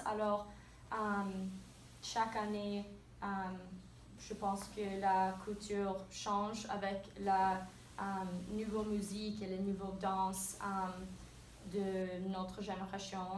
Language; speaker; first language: French; non-native, learner; English